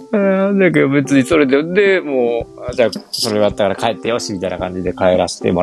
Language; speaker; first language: Japanese; native; Japanese